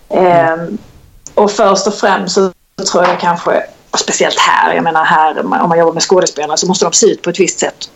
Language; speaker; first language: Swedish; native; Swedish